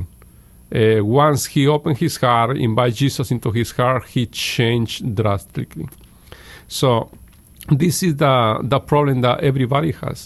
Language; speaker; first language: English; non-native, fluent; Spanish